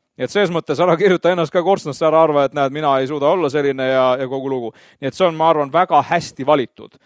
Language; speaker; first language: Estonian; native; Estonian